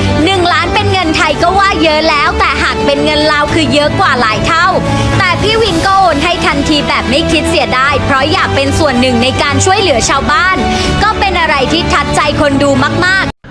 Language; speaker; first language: Thai; native; Thai